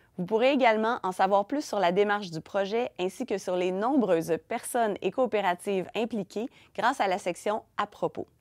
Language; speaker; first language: French; native; French